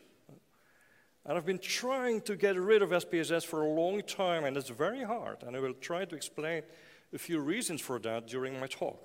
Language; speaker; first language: English; non-native, fluent; Dutch